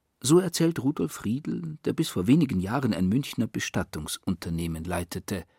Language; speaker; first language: German; native; German